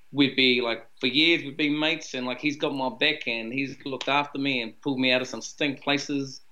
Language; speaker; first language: English; native; English